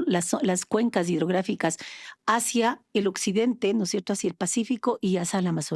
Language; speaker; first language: Spanish; native; Spanish